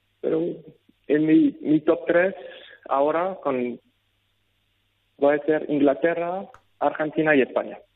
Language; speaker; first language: Spanish; non-native, learner; Arabic